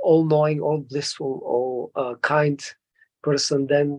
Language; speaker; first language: English; non-native, fluent; Bulgarian